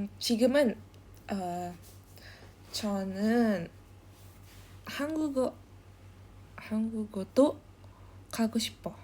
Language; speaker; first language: Korean; non-native, learner; Indonesian